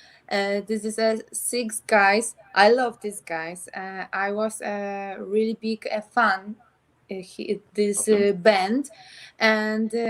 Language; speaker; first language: English; non-native, learner; Polish